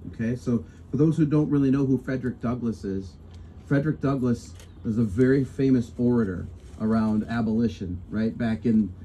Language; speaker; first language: English; native; English